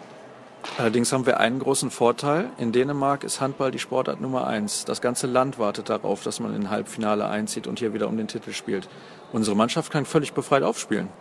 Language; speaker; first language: German; native; German